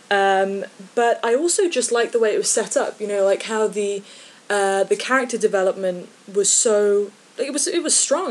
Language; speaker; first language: English; native; English